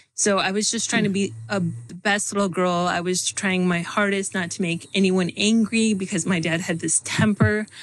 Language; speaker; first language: English; native; English